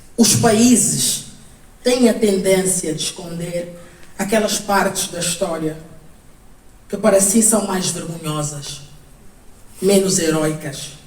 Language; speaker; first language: Portuguese; native; Portuguese